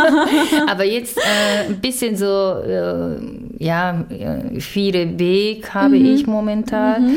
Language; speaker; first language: German; non-native, fluent; Japanese